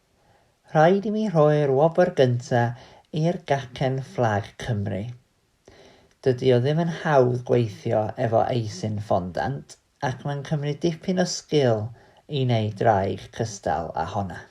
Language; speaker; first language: Welsh; native; Welsh